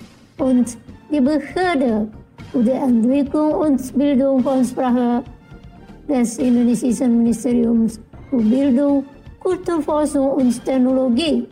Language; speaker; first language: German; non-native, fluent; Indonesian